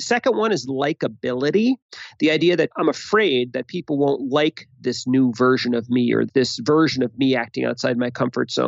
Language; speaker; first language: English; native; English